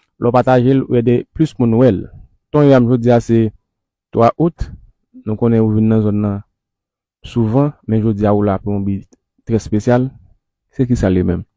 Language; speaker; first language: Haitian Creole; native; Haitian Creole